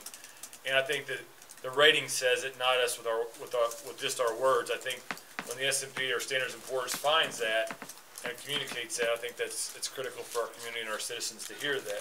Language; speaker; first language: English; native; English